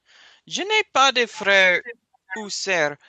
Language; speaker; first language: French; non-native, learner; English